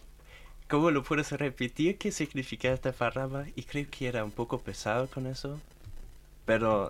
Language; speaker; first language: Spanish; non-native, fluent; German